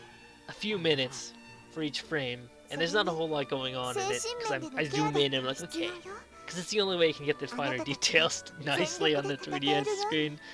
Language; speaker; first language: English; native; English